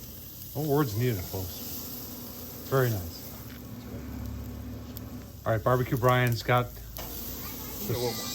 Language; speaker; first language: English; native; English